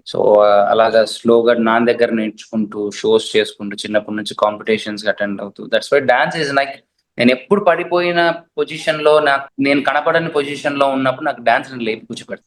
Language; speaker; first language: Telugu; native; Telugu